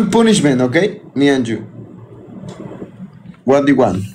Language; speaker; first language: English; non-native, learner; Spanish